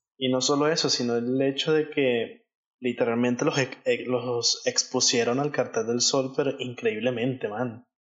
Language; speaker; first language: Spanish; native; Spanish